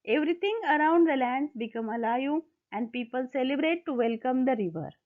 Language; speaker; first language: English; non-native, local second language; Marathi